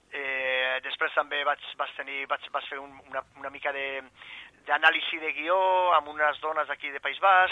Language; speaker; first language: Catalan; non-native, fluent; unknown